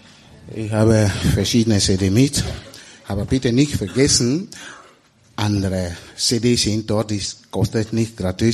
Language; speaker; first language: German; non-native, learner; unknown